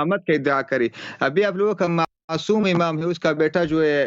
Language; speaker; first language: Urdu; non-native, fluent; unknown